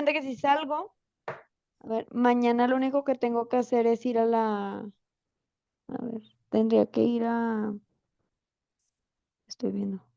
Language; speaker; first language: Spanish; native; Spanish